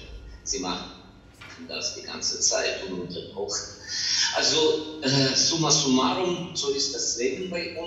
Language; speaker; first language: German; non-native, fluent; Ukrainian